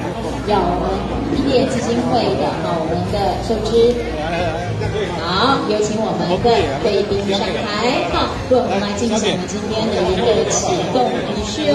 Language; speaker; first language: Chinese; native; Chinese